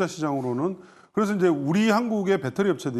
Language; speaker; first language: Korean; native; Korean